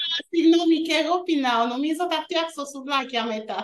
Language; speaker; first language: Greek; early bilingual, other home language; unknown